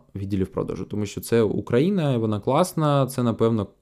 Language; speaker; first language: Ukrainian; non-native, local second language; Russian